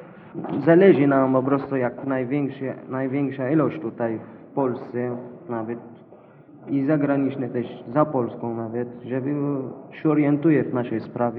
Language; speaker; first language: Polish; non-native, learner; Arabic